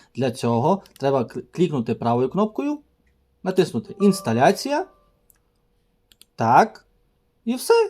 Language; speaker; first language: Ukrainian; native; Ukrainian